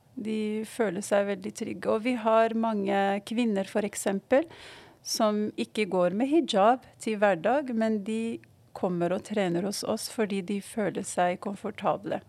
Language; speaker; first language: Norwegian; non-native, fluent; Arabic